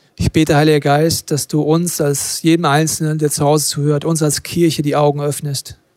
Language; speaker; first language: German; native; German